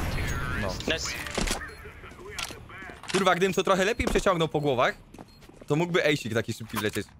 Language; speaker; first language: Polish; native; Polish